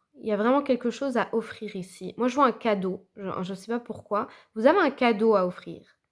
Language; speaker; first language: French; native; French